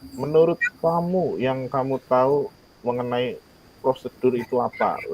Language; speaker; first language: Indonesian; native; Indonesian